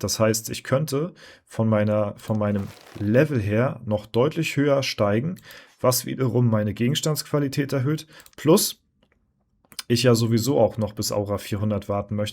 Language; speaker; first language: German; native; German